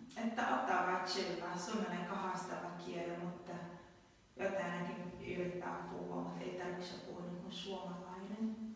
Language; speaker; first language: Finnish; early bilingual, other home language; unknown